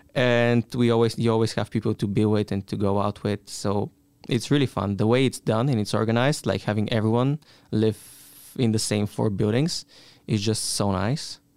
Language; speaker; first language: English; non-native, fluent; Bulgarian